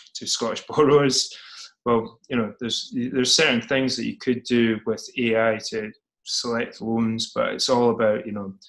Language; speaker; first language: English; native; English